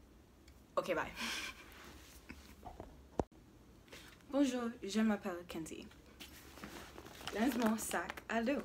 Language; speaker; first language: French; non-native, learner; English